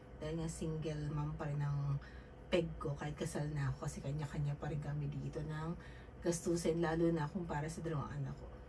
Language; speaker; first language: Filipino; native; Filipino